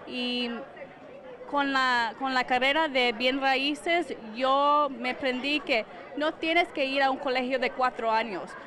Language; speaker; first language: Spanish; early bilingual, heritage; Spanish